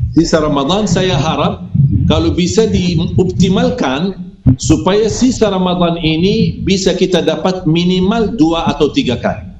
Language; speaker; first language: Malay; non-native, fluent; Arabic